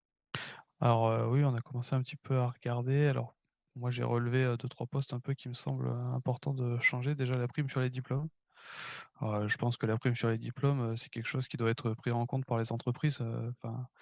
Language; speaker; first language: French; native; French